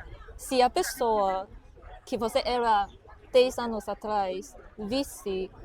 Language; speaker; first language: Portuguese; non-native, fluent; Chinese